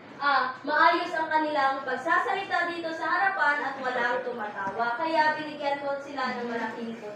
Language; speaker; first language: Filipino; native; Filipino